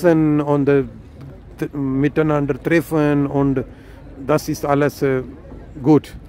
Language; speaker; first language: German; non-native, fluent; Urdu